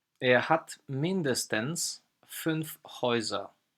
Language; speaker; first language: German; non-native, fluent; Polish